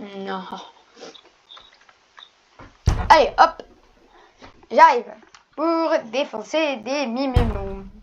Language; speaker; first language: French; native; French